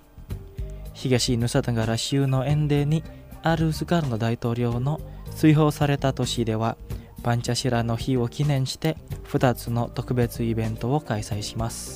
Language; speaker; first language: Japanese; non-native, fluent; Indonesian